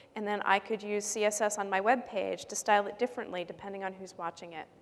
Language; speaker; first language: English; native; English